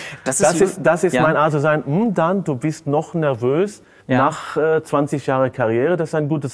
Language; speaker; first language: German; non-native, fluent; Hebrew